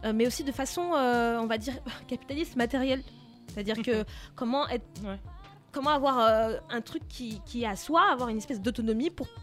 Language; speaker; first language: French; native; French